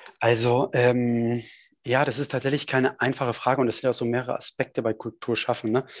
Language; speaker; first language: German; native; German